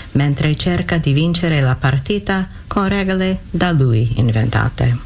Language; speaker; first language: Italian; non-native, fluent; English